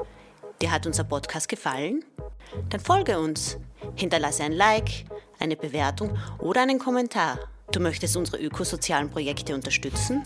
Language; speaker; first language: German; native; German